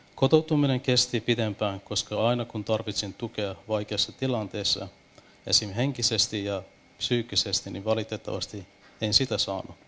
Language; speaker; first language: Finnish; non-native, fluent; Persian